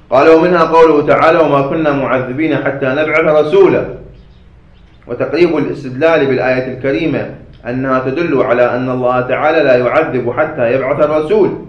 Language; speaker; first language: Arabic; native; Arabic